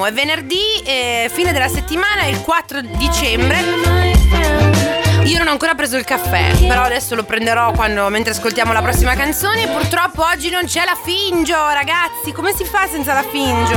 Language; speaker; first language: Italian; native; Italian